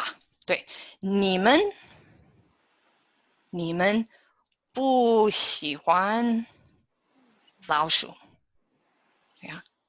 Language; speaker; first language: Chinese; non-native, fluent; English